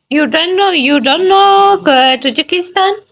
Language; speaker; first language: English; non-native, learner; Tajik